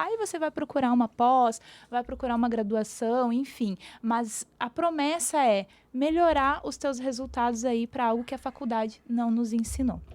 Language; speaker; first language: Portuguese; native; Portuguese